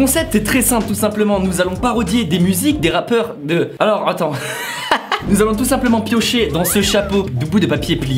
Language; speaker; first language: French; native; French